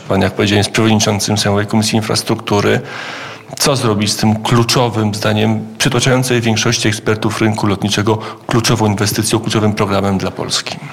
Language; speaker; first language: Polish; native; Polish